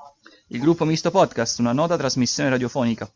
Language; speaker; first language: Italian; native; Italian